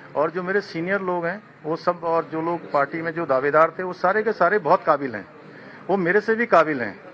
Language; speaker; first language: Hindi; native; Hindi